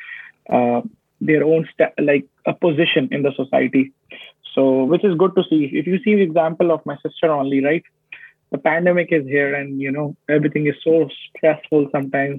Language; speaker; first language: English; non-native, local second language; Hindi